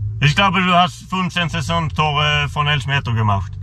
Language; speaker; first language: German; non-native, learner; Swedish